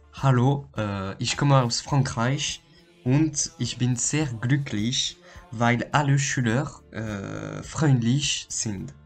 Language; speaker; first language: German; non-native, learner; French